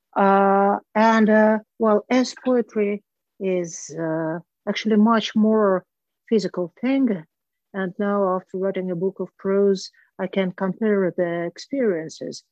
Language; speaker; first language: English; non-native, fluent; Russian